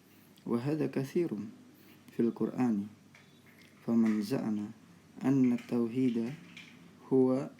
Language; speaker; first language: Arabic; non-native, fluent; Indonesian